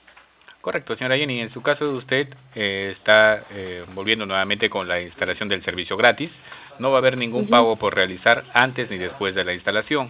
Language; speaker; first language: Spanish; native; Spanish